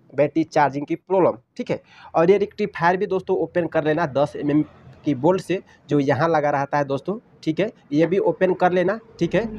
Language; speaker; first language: Hindi; native; Hindi